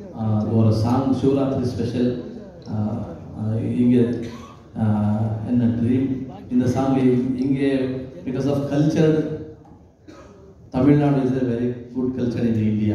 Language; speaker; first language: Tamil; non-native, learner; Kannada